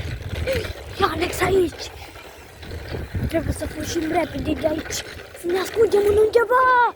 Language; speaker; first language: Romanian; native; Romanian